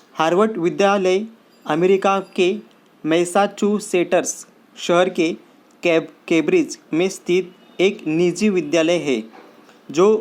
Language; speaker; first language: Hindi; non-native, local second language; Marathi